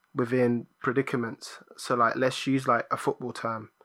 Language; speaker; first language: English; early bilingual, other home language; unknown